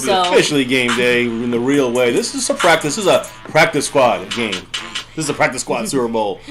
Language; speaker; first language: English; native; English